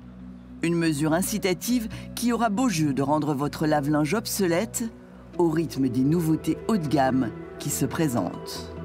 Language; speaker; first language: French; native; French